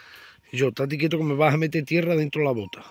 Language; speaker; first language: Spanish; native; Spanish